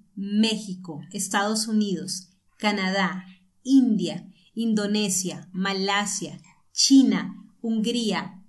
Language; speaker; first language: Spanish; native; Spanish